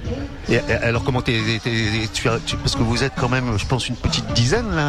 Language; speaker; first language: French; native; French